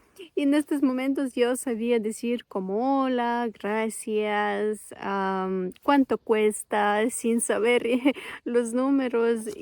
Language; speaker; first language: Spanish; non-native, fluent; Ukrainian